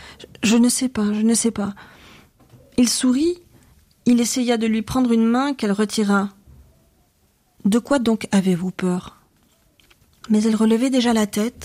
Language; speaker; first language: French; native; French